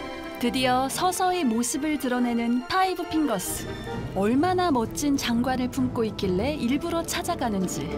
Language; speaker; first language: Korean; native; Korean